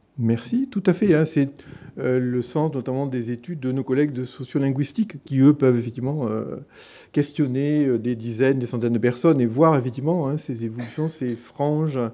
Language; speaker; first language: French; native; French